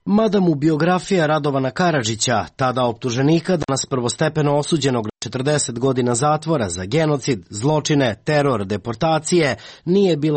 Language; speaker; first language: Serbian; native; Serbian